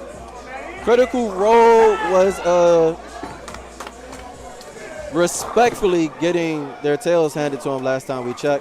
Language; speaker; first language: English; native; English